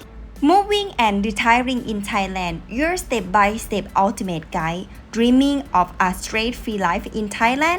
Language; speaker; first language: English; non-native, learner; Thai